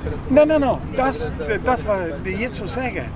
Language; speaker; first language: German; early bilingual, heritage; German